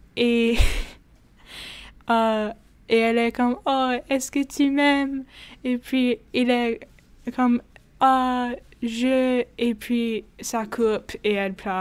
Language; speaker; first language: French; non-native, local second language; English